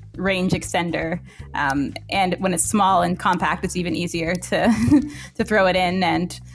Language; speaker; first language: English; native; English